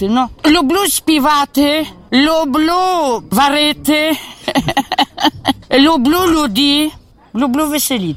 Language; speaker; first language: Polish; non-native, local second language; Ukrainian